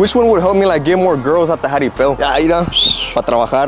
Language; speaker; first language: English; early bilingual, other home language; Spanish